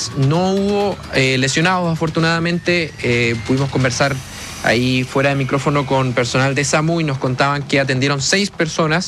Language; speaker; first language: Spanish; native; Spanish